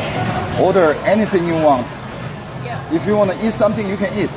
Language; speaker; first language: English; non-native, learner; Korean